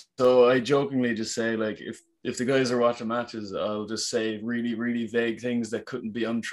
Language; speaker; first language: English; native; English